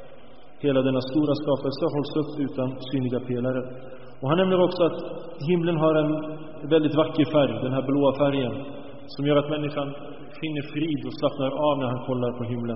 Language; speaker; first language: Swedish; early bilingual, other home language; Arabic